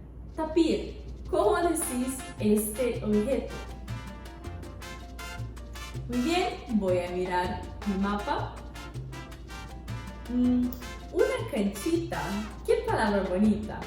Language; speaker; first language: Spanish; non-native, fluent; Portuguese